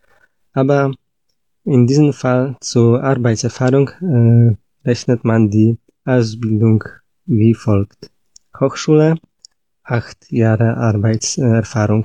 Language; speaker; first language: German; non-native, learner; Polish